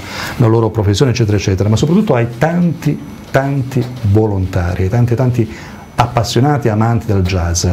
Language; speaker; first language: Italian; native; Italian